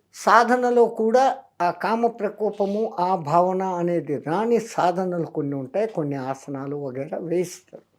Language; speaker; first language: Telugu; non-native, local second language; Hindi